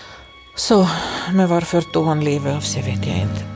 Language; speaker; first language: Swedish; non-native, fluent; Russian